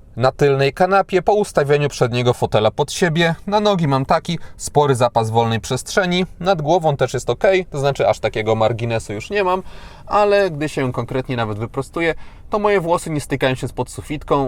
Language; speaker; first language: Polish; native; Polish